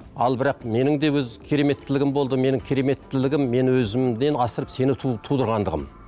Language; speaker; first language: Kazakh; early bilingual, heritage; Kazakh